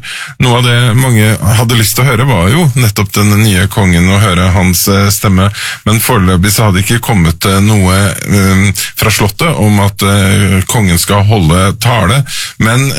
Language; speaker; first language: Norwegian; native; Norwegian